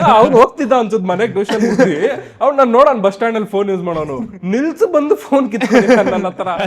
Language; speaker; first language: Kannada; non-native, local second language; Marwari